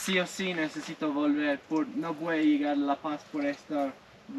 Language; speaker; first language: Spanish; non-native, learner; English